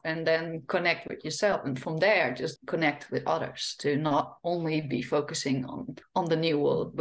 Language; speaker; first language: English; non-native, fluent; Western Frisian